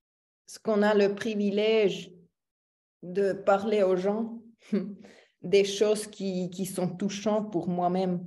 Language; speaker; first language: French; non-native, local second language; German